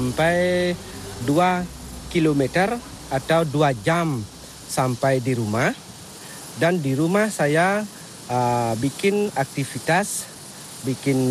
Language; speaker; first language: Indonesian; non-native, local second language; Balinese